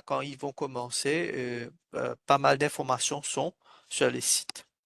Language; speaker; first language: French; non-native, fluent; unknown